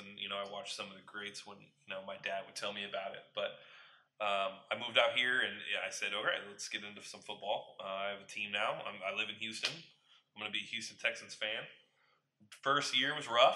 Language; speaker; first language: English; native; English